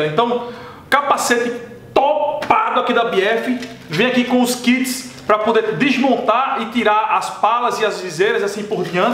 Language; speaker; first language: Portuguese; native; Portuguese